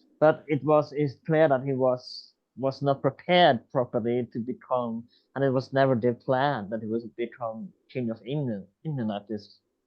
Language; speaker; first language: English; non-native, fluent; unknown